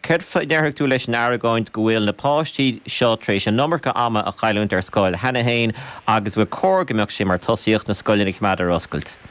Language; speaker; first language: Irish; native; Irish